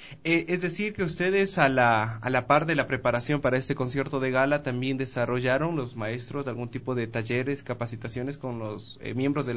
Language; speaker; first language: Spanish; native; Spanish